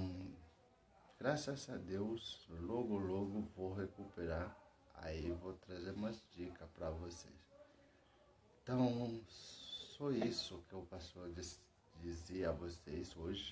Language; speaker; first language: Portuguese; non-native, learner; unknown